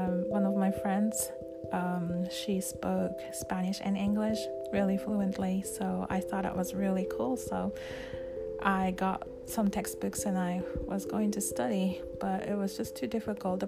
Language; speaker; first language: English; non-native, fluent; Japanese